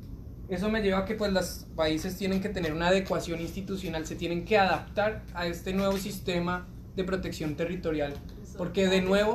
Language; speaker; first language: Spanish; native; Spanish